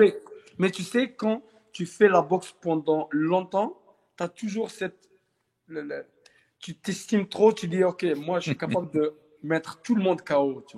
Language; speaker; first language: French; non-native, local second language; Arabic